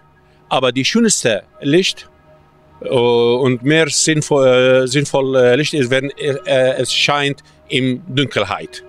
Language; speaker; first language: German; non-native, fluent; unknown